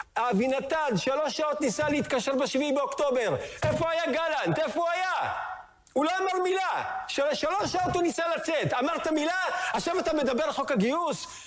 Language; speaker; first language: Hebrew; native; Hebrew